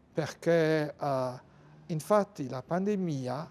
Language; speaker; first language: Italian; non-native, fluent; Luxembourgish